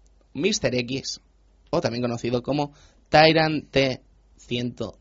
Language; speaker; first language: Spanish; native; Spanish